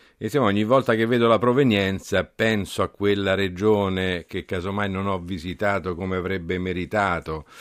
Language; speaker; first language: Italian; native; Italian